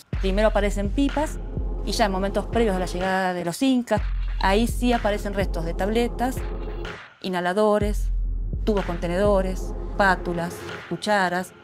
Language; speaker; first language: Spanish; native; Spanish